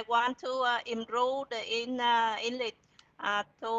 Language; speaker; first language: English; non-native, learner; Vietnamese